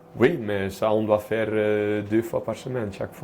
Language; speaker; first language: French; non-native, local second language; Dutch